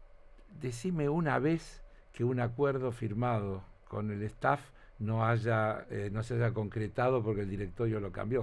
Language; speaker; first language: Spanish; native; Spanish